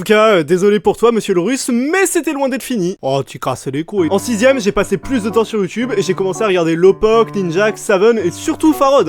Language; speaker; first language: French; native; French